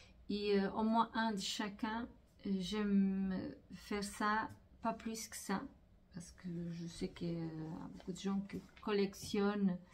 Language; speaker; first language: French; non-native, fluent; Portuguese